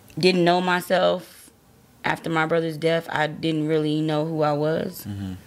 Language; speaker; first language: English; native; English